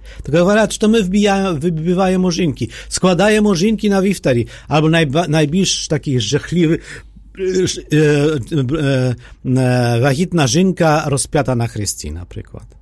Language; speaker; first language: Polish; non-native, learner; Ukrainian